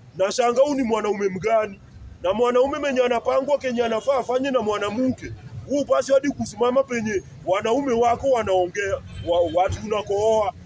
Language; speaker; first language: Swahili; native; Swahili